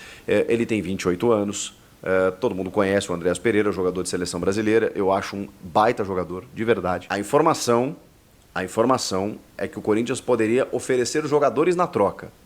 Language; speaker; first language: Portuguese; native; Portuguese